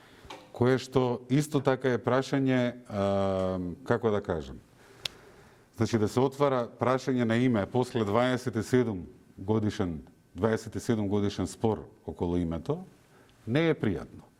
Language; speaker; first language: Macedonian; native; Macedonian